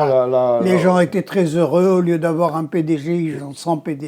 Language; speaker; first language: French; non-native, local second language; Arabic